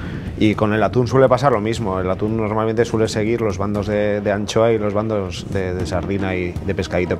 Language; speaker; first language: Spanish; native; Spanish